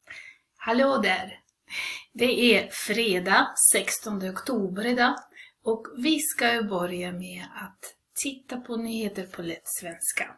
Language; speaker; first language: Swedish; non-native, fluent; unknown